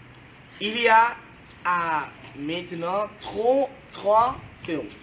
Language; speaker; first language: French; non-native, learner; Dutch